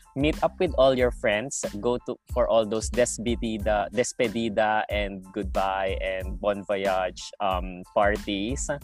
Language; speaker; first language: English; non-native, local second language; Filipino